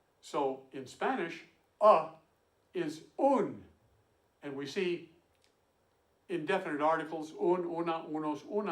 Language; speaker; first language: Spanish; non-native, fluent; English